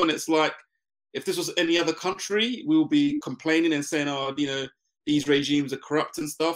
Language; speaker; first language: English; native; English